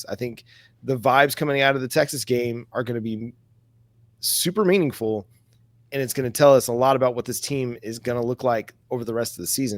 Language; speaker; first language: English; native; English